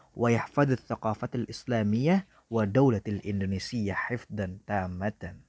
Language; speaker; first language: Arabic; non-native, fluent; Indonesian